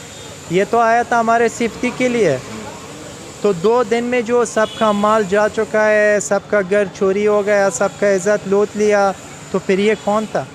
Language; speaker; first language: Hindi; non-native, learner; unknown